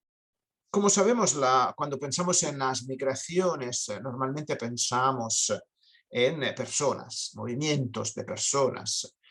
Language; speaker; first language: Spanish; non-native, fluent; Italian